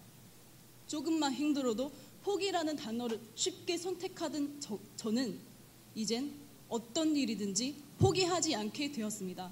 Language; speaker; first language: Korean; non-native, fluent; Chinese